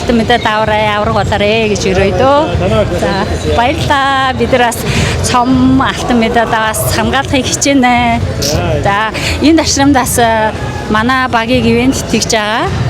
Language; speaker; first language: Mongolian; native; Mongolian